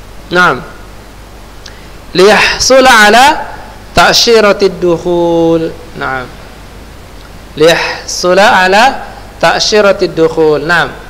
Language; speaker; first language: Arabic; non-native, fluent; Indonesian